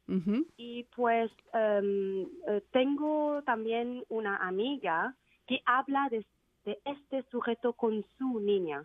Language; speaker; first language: Spanish; non-native, learner; Vietnamese